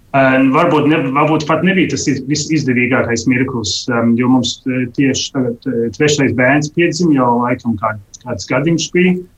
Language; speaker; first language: Latvian; early bilingual, heritage; Latvian